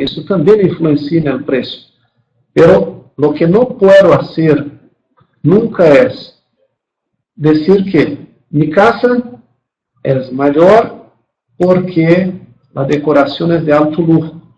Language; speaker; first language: Spanish; non-native, fluent; Portuguese